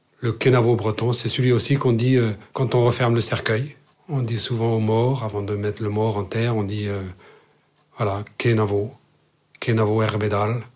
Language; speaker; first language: French; non-native, local second language; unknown